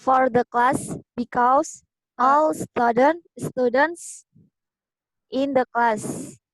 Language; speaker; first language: English; non-native, learner; Indonesian